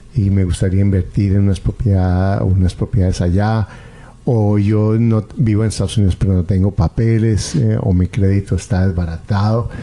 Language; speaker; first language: Spanish; native; Spanish